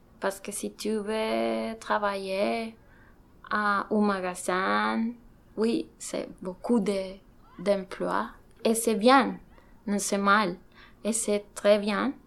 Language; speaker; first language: French; non-native, learner; Spanish